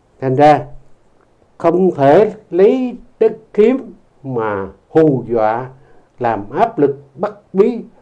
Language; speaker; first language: Vietnamese; native; Vietnamese